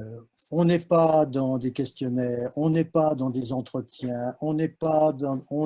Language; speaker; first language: French; native; French